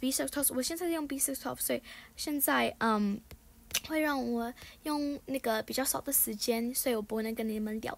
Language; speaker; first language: Chinese; early bilingual, heritage; Chinese